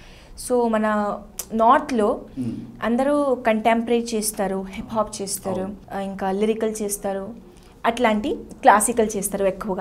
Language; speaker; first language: Telugu; non-native, learner; Hindi